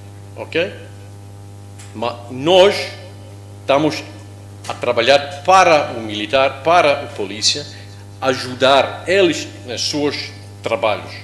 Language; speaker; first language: Portuguese; non-native, learner; English